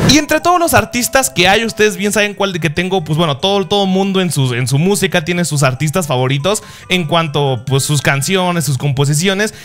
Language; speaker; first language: Spanish; early bilingual, other home language; Japanese